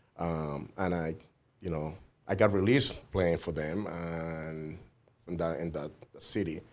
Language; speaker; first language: English; non-native, fluent; Spanish